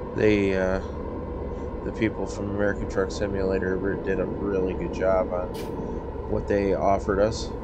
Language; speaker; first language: English; native; English